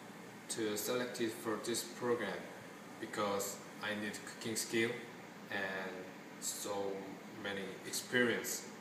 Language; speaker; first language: English; non-native, learner; Korean